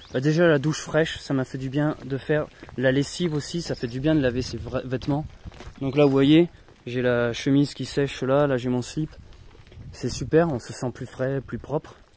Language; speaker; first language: French; native; French